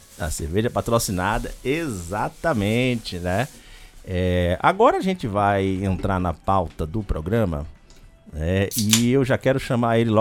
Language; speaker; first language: Portuguese; native; Portuguese